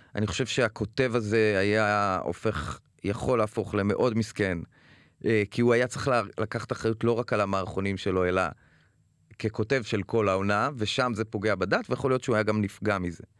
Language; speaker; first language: Hebrew; native; Hebrew